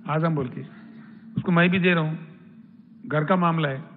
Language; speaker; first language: Hindi; non-native, local second language; Telugu